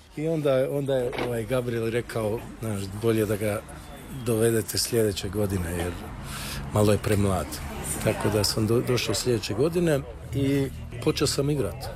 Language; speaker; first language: Croatian; early bilingual, heritage; Croatian